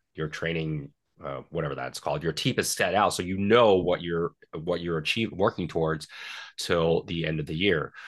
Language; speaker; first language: English; native; English